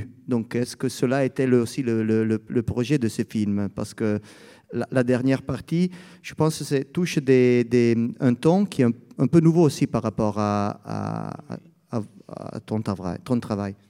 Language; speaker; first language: French; non-native, fluent; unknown